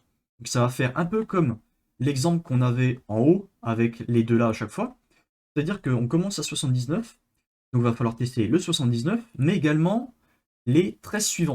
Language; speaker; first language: French; native; French